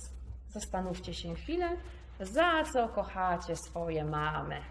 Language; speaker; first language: Polish; native; Polish